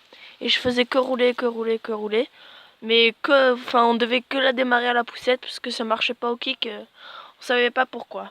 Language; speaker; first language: French; native; French